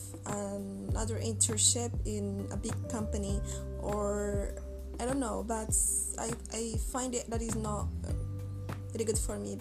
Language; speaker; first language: English; non-native, learner; Arabic